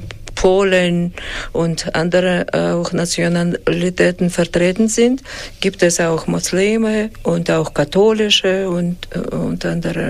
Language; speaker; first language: German; non-native, fluent; Russian